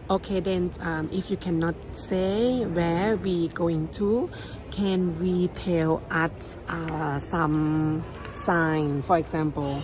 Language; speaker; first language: English; non-native, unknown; Thai